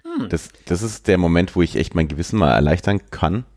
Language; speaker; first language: German; native; German